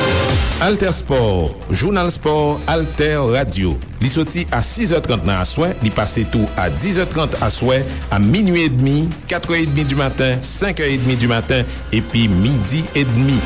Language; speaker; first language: French; non-native, local second language; Haitian Creole